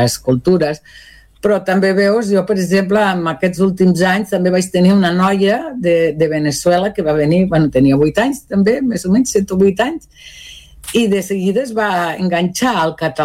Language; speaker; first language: Catalan; non-native, local second language; Spanish